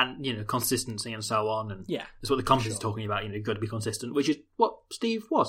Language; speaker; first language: English; native; English